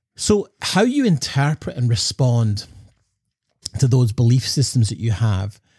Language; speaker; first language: English; native; English